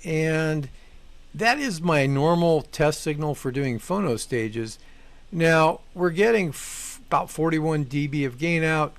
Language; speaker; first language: English; native; English